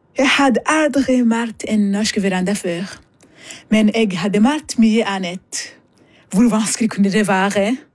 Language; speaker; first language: Norwegian; non-native, fluent; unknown